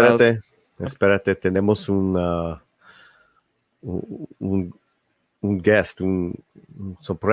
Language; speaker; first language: Spanish; early bilingual, heritage; Spanish